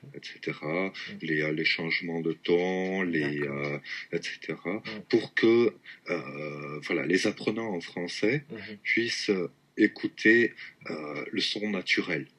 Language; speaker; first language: French; native; French